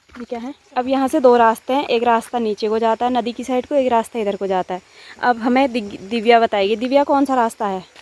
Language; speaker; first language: Hindi; non-native, local second language; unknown